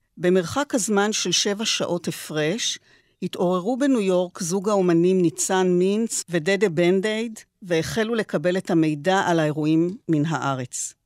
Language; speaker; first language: Hebrew; native; Hebrew